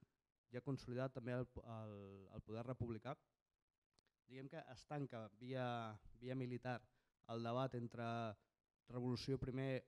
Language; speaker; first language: Catalan; native; Catalan